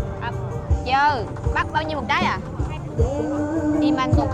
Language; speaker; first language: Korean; non-native, learner; Vietnamese